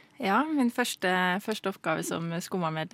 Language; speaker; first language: Norwegian; native; Norwegian